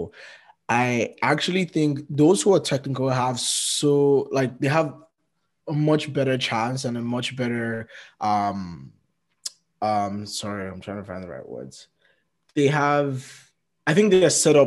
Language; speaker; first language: English; non-native, local second language; Yoruba